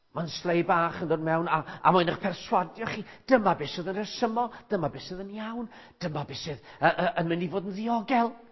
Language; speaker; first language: Welsh; native; Welsh